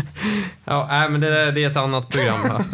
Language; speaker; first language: Swedish; native; Swedish